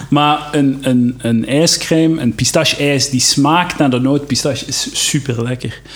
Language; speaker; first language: Dutch; native; Dutch